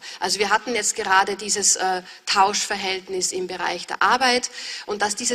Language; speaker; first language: German; native; German